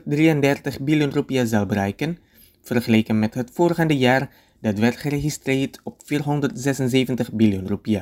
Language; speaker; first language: Dutch; non-native, fluent; Indonesian